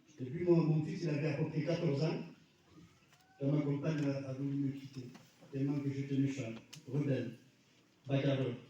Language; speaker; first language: French; early bilingual, other home language; Arabic